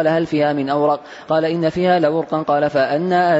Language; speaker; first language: Arabic; native; Arabic